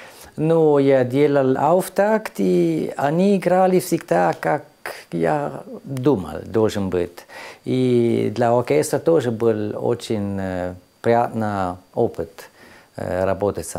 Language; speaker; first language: Russian; non-native, learner; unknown